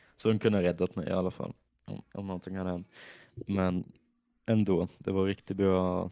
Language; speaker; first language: Swedish; native; Swedish